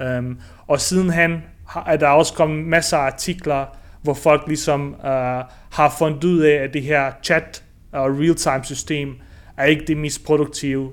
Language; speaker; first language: Danish; early bilingual, other home language; Bosnian